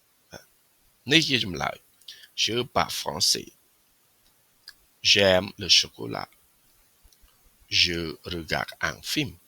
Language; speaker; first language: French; non-native, fluent; Khmer